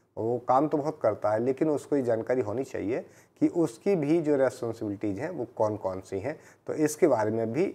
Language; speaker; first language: Hindi; native; Hindi